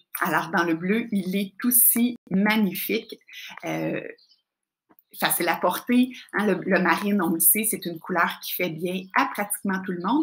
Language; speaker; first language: French; native; French